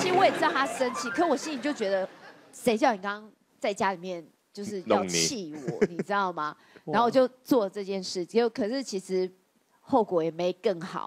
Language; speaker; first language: Chinese; native; Chinese